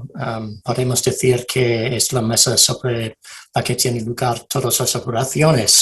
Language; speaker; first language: Spanish; non-native, fluent; English